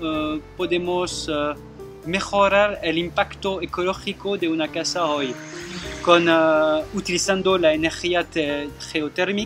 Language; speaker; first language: Spanish; non-native, fluent; French